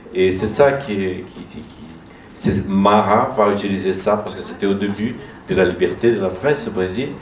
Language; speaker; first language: French; non-native, fluent; Portuguese